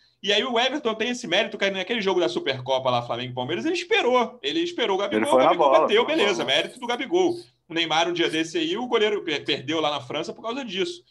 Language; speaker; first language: Portuguese; native; Portuguese